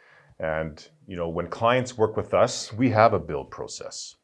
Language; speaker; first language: English; native; English